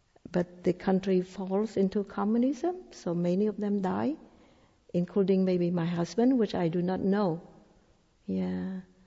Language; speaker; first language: English; non-native, fluent; Thai